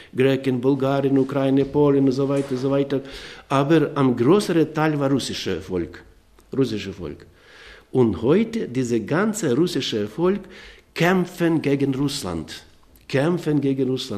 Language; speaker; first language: German; non-native, learner; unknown